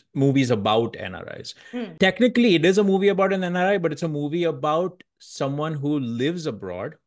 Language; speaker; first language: English; non-native, local second language; Hindi